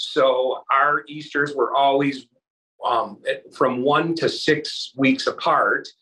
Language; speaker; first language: English; native; English